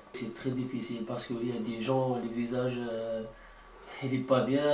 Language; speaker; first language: French; non-native, learner; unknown